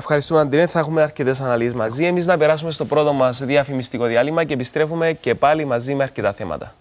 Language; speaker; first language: Greek; native; Greek